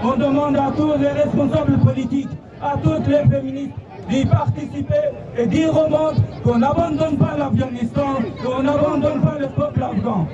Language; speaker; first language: French; non-native, fluent; Persian